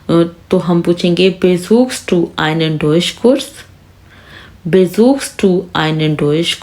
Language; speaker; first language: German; non-native, fluent; Urdu